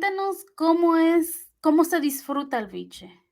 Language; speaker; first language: Spanish; early bilingual, heritage; Spanish